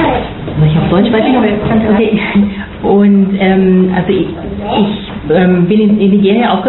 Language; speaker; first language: German; non-native, fluent; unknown